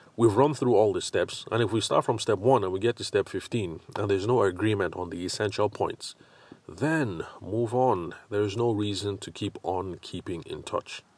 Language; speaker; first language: English; non-native, local second language; Yoruba